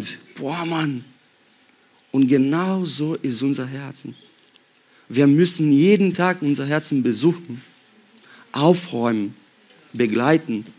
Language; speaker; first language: German; non-native, fluent; Portuguese